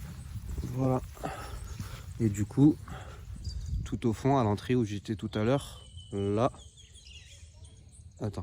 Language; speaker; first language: French; native; French